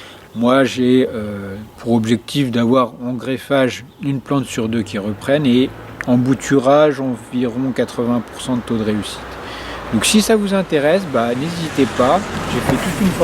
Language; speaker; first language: French; native; French